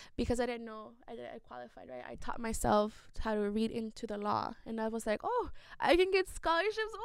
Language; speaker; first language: English; early bilingual, other home language; Spanish